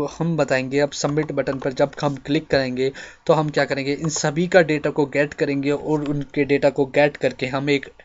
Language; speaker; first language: Hindi; native; Hindi